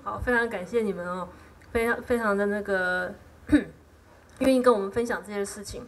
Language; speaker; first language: Chinese; native; Chinese